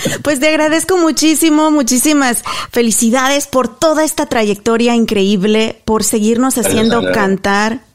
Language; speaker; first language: Spanish; native; Spanish